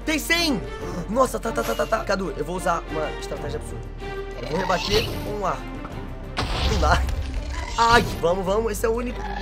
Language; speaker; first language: Portuguese; native; Portuguese